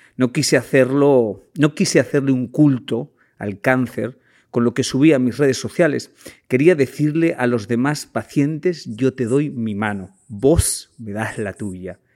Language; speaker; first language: Spanish; native; Spanish